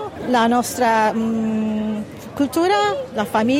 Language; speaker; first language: Italian; early bilingual, heritage; English